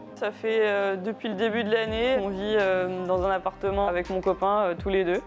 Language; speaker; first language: French; native; French